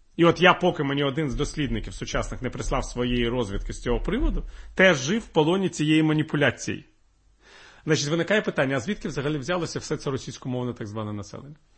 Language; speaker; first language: Ukrainian; non-native, local second language; Russian